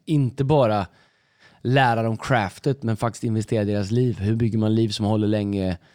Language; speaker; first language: Swedish; native; Swedish